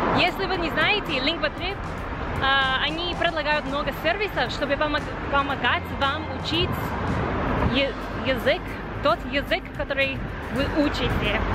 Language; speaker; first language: Russian; non-native, learner; English